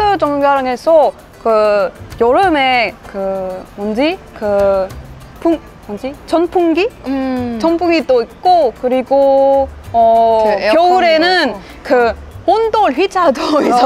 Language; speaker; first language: Korean; non-native, fluent; French